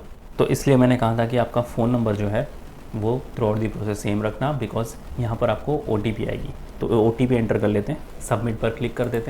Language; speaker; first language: Hindi; native; Hindi